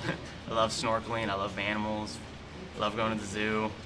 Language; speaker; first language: English; native; English